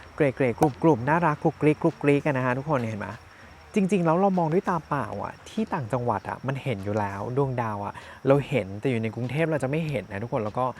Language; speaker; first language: Thai; native; Thai